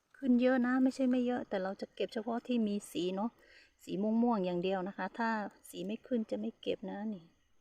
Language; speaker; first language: Thai; non-native, local second language; Hmong